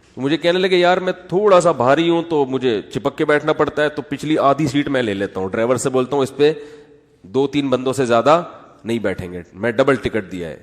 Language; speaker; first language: Urdu; native; Urdu